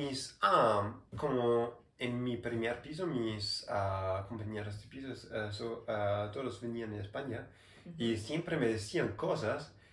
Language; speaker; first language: Spanish; non-native, learner; German